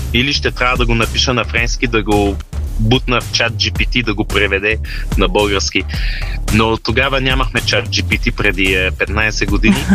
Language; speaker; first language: Bulgarian; early bilingual, heritage; Bulgarian